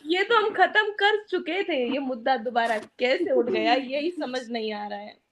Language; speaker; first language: Hindi; native; Hindi